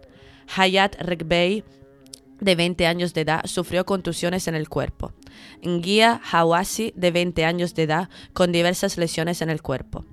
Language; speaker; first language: Spanish; native; Spanish